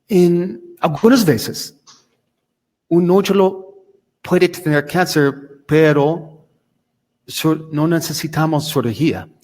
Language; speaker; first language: Spanish; non-native, learner; English